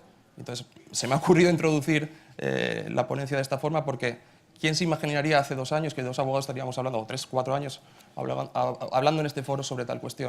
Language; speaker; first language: Spanish; native; Spanish